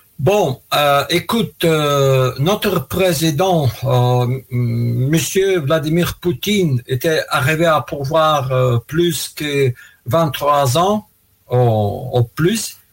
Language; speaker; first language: French; non-native, fluent; Russian